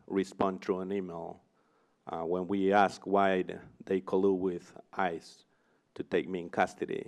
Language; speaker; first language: English; non-native, fluent; Spanish